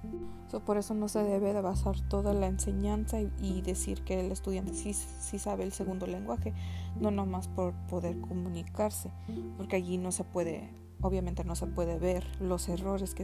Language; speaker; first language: Spanish; early bilingual, heritage; Spanish